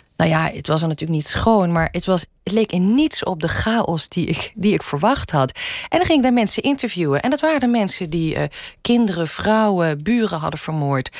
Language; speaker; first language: Dutch; non-native, local second language; Limburgish